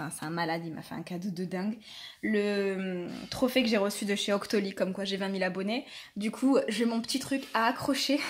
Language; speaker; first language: French; native; French